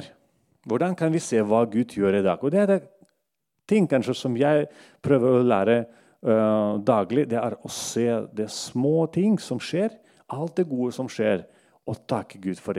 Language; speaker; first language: Norwegian; non-native, local second language; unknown